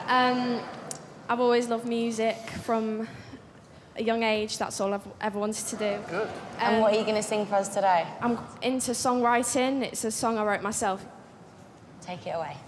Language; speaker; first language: English; native; English